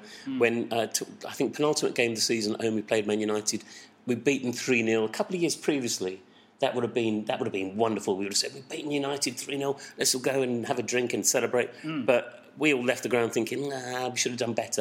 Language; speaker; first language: English; native; English